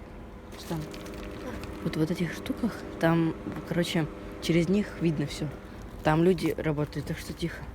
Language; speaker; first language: Russian; native; Russian